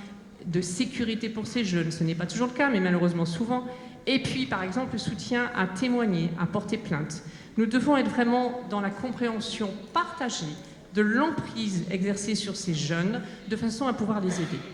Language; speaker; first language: French; native; French